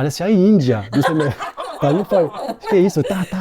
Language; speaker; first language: Portuguese; non-native, fluent; French